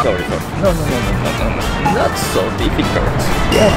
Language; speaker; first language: English; non-native, learner; Japanese